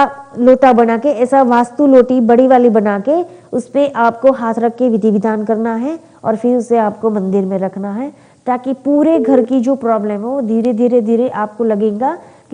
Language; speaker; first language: Hindi; non-native, local second language; Gujarati